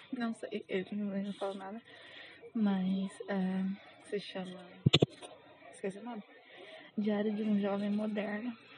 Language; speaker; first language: Portuguese; native; Portuguese